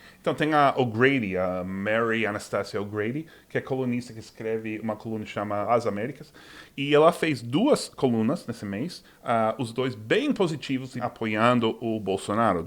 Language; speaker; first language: Portuguese; non-native, fluent; English